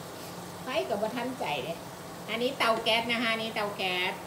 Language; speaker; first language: Norwegian; non-native, learner; Thai